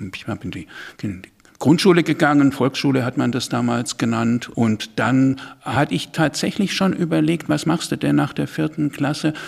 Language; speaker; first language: German; native; German